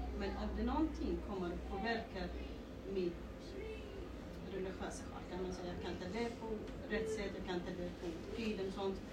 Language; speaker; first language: Swedish; non-native, learner; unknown